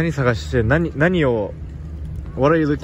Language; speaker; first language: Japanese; native; Japanese